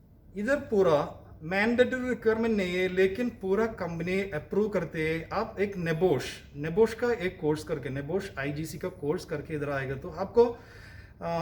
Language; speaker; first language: Hindi; non-native, local second language; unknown